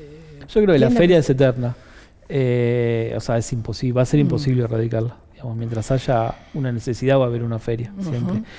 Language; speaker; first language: Spanish; native; Spanish